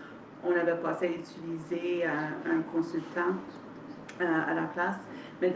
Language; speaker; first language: French; native; French